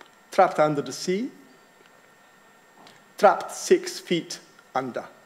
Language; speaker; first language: English; non-native, fluent; Macedonian